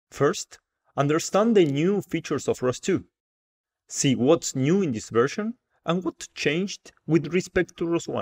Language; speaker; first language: English; non-native, fluent; Spanish